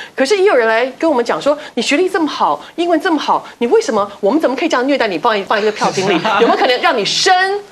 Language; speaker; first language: Chinese; native; Chinese